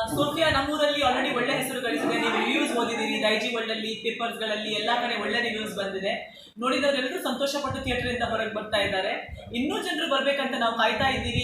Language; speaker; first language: Kannada; non-native, local second language; Konkani